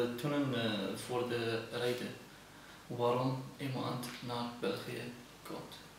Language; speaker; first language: Dutch; non-native, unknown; Arabic